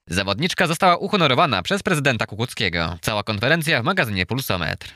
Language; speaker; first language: Polish; native; Polish